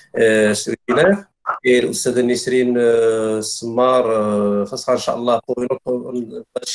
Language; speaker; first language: French; non-native, local second language; Arabic